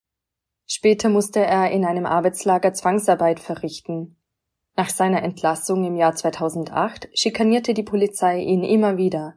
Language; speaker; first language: German; native; German